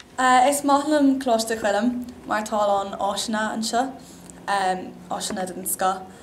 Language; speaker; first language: Irish; non-native, local second language; English